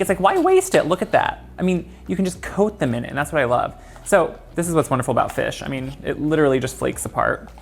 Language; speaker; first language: English; native; English